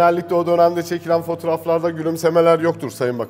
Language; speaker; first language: Turkish; native; Turkish